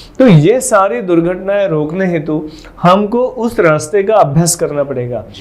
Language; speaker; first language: Hindi; non-native, local second language; Marathi